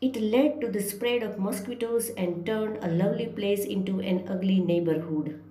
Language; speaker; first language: English; non-native, local second language; Gujarati